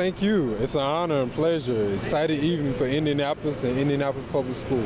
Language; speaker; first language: English; native; English